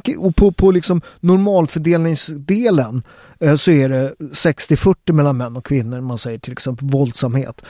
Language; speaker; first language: Swedish; early bilingual, other home language; Italian